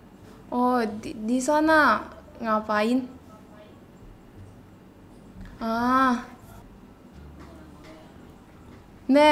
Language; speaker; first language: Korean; non-native, learner; Indonesian